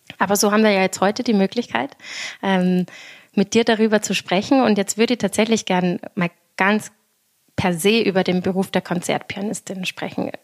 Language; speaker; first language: German; native; German